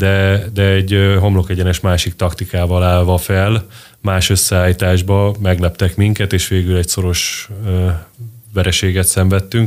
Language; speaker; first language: Hungarian; native; Hungarian